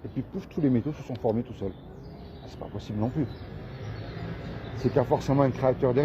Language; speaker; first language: French; native; French